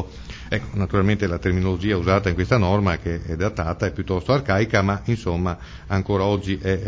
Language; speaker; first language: Italian; native; Italian